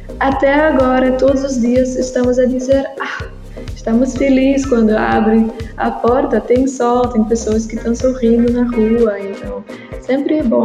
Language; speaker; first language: Portuguese; non-native, learner; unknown